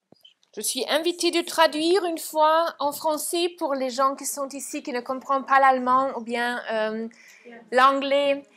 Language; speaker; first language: French; non-native, fluent; German